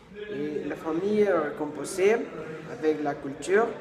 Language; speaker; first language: French; non-native, learner; Spanish